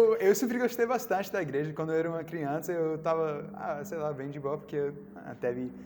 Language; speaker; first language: Portuguese; non-native, learner; English